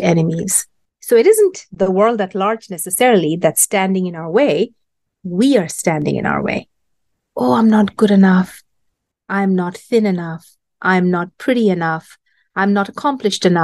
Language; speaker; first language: English; non-native, local second language; Bangla